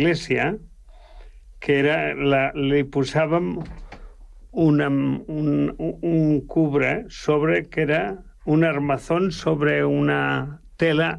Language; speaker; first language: Catalan; native; Catalan